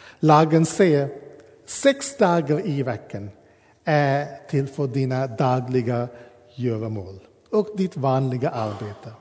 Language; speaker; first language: Swedish; non-native, fluent; English